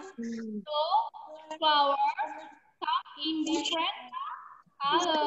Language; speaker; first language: English; non-native, learner; Indonesian